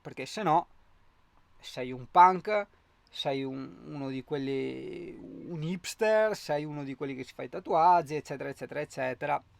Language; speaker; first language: Italian; native; Italian